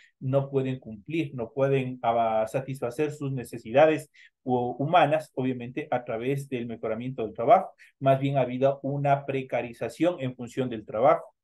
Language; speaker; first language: Spanish; native; Spanish